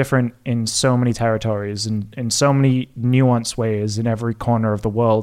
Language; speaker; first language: English; native; English